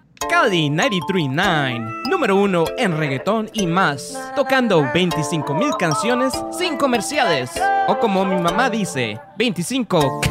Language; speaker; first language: Spanish; native; Spanish